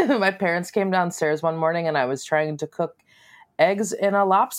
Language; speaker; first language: English; native; English